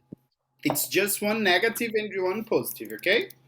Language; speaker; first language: English; non-native, fluent; Portuguese